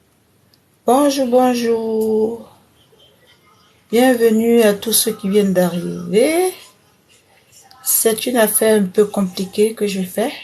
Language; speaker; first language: French; native; French